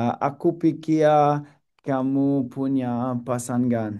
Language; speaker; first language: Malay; non-native, learner; English